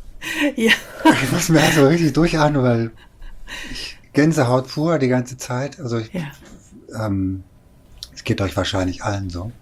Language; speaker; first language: German; native; German